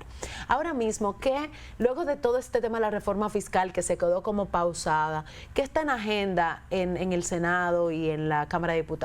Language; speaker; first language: Spanish; native; Spanish